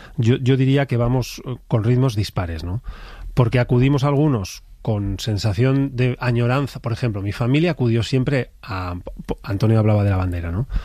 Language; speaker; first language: Spanish; native; Spanish